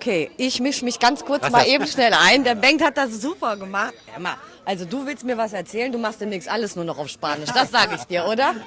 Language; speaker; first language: German; native; German